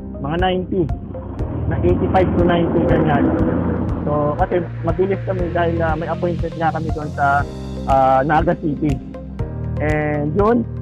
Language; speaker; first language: Filipino; non-native, local second language; Bikol